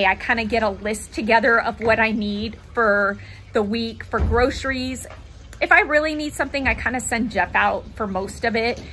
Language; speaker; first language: English; native; English